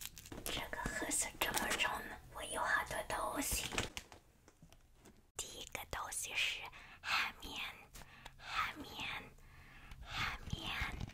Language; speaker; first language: Chinese; early bilingual, heritage; Chinese